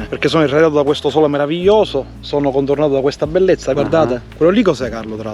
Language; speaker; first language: Italian; native; Italian